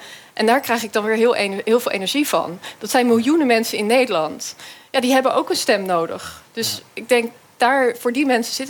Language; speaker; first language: Dutch; native; Dutch